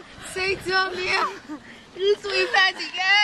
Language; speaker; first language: French; non-native, learner; English